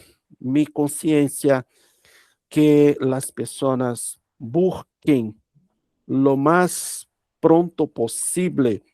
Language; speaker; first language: Spanish; non-native, learner; Portuguese